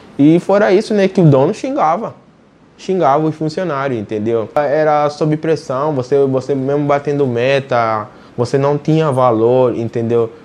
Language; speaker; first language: Portuguese; native; Portuguese